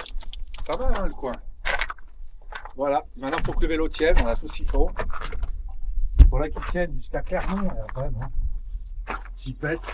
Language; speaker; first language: French; native; French